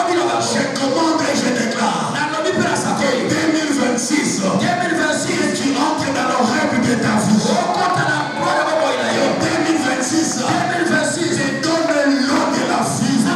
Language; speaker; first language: French; non-native, local second language; Lingala